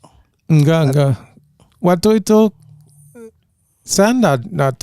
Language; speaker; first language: Indonesian; non-native, fluent; English